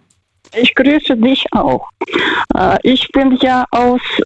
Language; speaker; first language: German; early bilingual, other home language; Russian